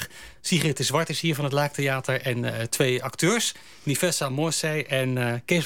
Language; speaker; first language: Dutch; native; Dutch